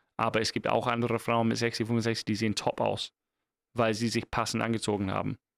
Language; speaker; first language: German; non-native, fluent; English